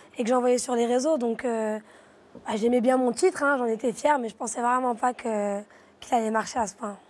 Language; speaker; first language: French; native; French